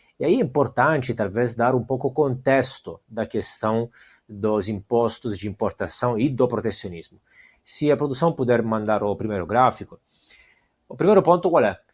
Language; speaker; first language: Portuguese; non-native, fluent; Italian